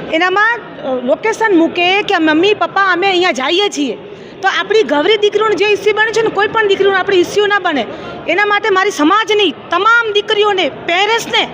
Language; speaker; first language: Gujarati; native; Gujarati